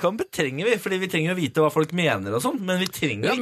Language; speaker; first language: Norwegian; native; Norwegian